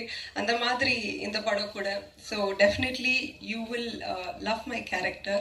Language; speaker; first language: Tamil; non-native, fluent; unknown